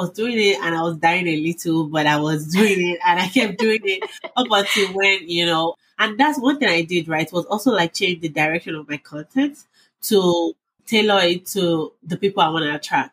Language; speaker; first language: English; non-native, local second language; Yoruba